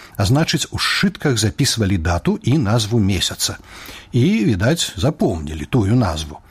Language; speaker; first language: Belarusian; native; Belarusian